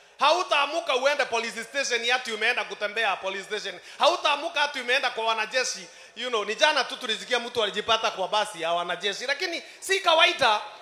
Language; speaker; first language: Swahili; non-native, local second language; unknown